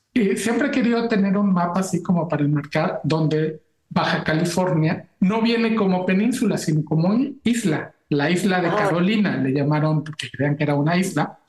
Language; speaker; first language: Spanish; native; Spanish